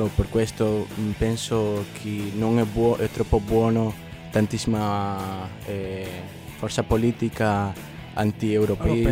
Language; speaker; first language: Italian; non-native, learner; Spanish